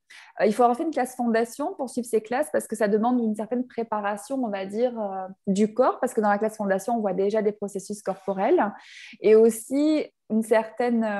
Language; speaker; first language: French; native; French